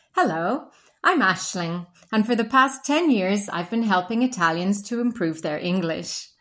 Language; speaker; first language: English; native; English